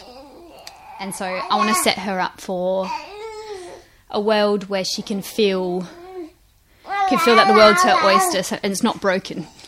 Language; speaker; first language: English; native; English